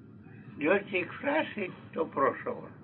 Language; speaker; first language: Greek; non-native, fluent; Russian